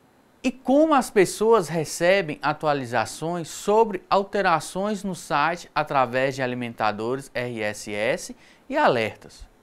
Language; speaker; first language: Portuguese; native; Portuguese